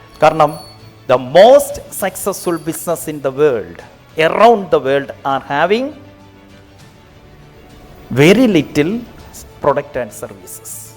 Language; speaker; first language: English; non-native, local second language; Malayalam